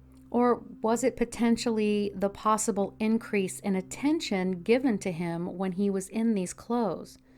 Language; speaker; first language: English; native; English